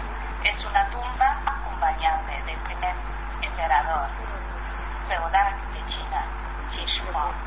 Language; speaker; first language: Spanish; non-native, fluent; Chinese